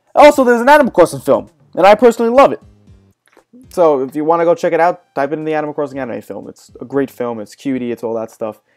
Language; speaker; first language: English; native; English